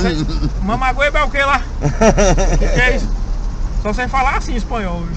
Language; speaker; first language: Portuguese; native; Portuguese